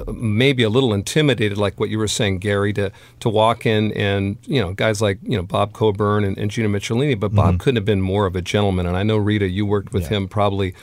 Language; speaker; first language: English; native; English